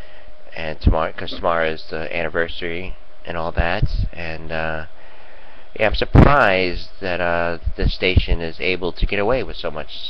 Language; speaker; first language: English; native; English